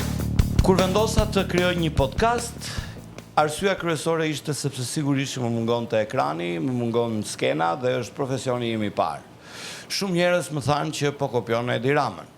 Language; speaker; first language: Albanian; native; Albanian